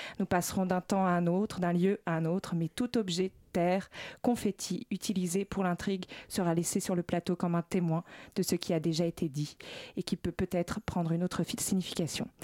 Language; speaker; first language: French; native; French